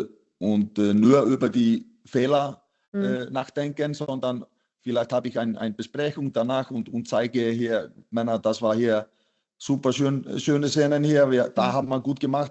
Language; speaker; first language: German; non-native, fluent; Icelandic